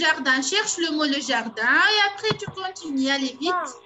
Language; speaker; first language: French; non-native, local second language; Arabic